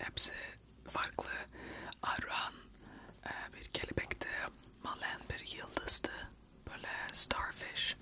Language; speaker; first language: Turkish; early bilingual, heritage; Turkish